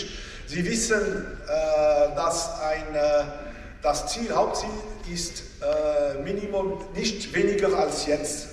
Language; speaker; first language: German; non-native, local second language; French